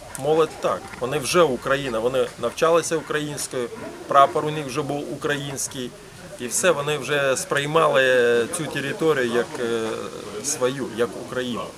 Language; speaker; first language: Ukrainian; early bilingual, heritage; Ukrainian